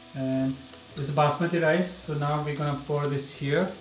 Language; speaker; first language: English; non-native, local second language; Hindi